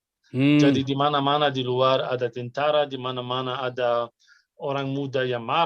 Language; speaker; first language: Indonesian; non-native, fluent; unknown